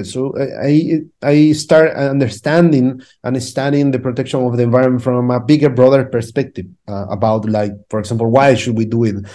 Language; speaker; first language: English; non-native, fluent; Spanish